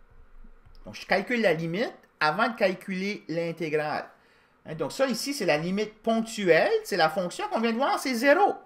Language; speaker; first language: French; native; French